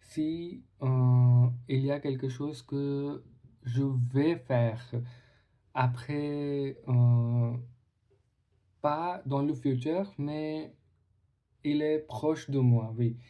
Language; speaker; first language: French; non-native, learner; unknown